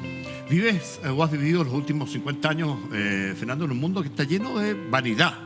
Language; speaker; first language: Spanish; native; Spanish